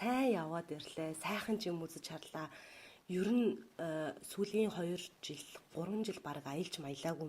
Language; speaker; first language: Mongolian; native; Mongolian